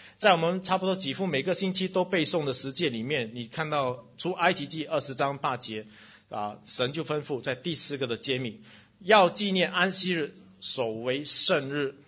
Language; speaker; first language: Chinese; native; Chinese